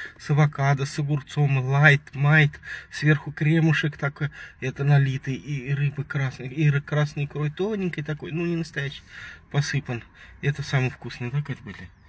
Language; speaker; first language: Russian; native; Russian